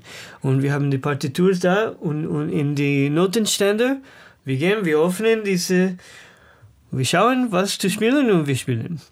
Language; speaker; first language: German; non-native, learner; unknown